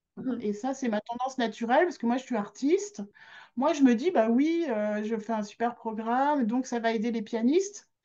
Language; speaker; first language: French; native; French